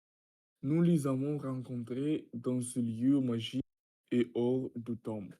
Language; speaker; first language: French; non-native, learner; Russian